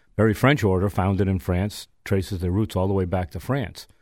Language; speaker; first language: English; native; English